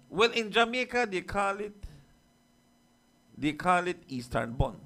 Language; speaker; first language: English; native; English